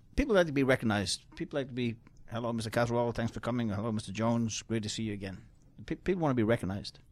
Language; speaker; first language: English; native; English